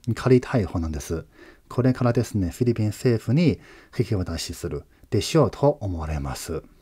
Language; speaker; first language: Japanese; non-native, fluent; Chinese